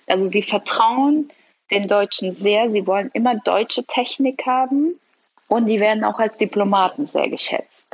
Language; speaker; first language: German; early bilingual, other home language; Persian